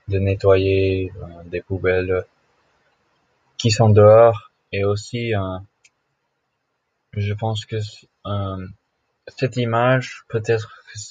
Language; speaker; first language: French; non-native, learner; English